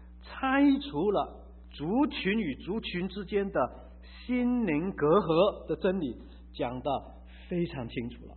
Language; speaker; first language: Chinese; native; Chinese